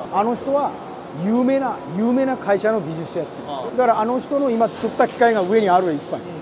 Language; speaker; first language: Japanese; non-native, local second language; Chinese